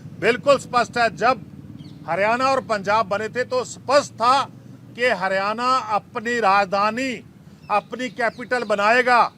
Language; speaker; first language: Hindi; non-native, local second language; Punjabi